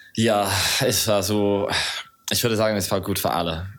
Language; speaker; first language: German; non-native, fluent; English